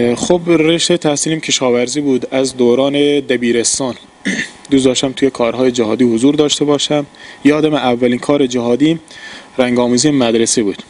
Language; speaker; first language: Persian; non-native, local second language; Baluchi